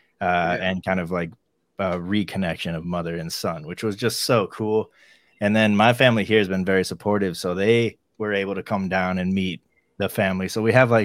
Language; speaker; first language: English; native; English